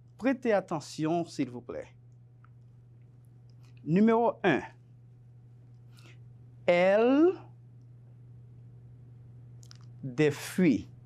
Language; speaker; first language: French; non-native, fluent; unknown